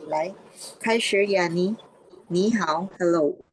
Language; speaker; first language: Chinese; non-native, fluent; Filipino